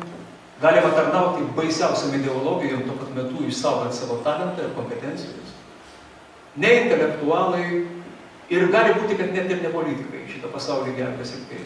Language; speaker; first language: Lithuanian; native; Lithuanian